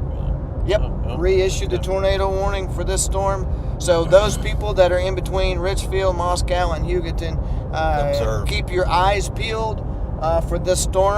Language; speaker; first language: English; native; English